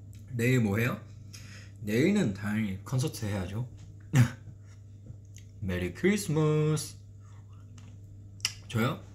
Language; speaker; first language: Korean; non-native, fluent; Chinese